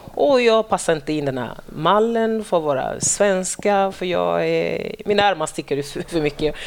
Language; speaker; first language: Swedish; non-native, fluent; French